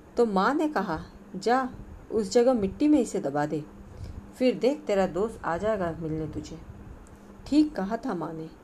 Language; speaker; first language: Hindi; non-native, local second language; Marathi